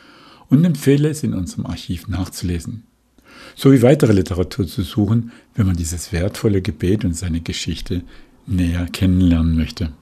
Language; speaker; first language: German; native; German